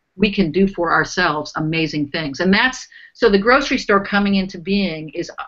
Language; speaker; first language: English; native; English